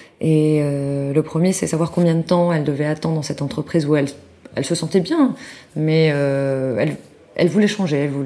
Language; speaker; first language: French; native; French